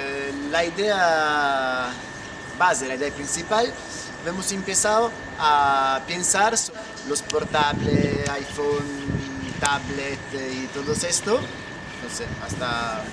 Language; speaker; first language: Spanish; non-native, learner; Italian